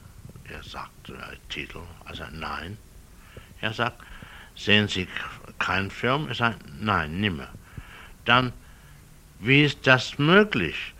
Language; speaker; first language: German; non-native, learner; English